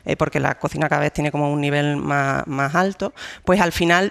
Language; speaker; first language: Spanish; native; Spanish